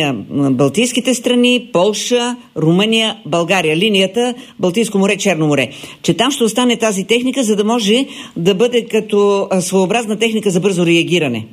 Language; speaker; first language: Bulgarian; native; Bulgarian